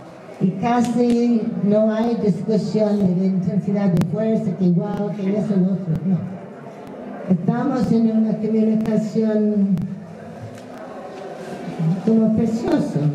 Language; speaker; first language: Spanish; non-native, fluent; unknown